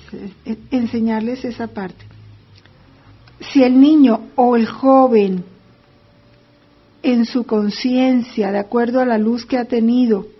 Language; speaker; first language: Spanish; native; Spanish